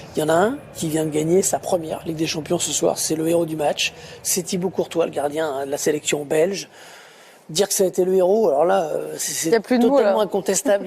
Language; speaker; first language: French; native; French